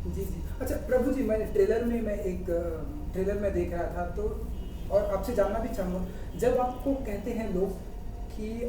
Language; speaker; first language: Hindi; native; Hindi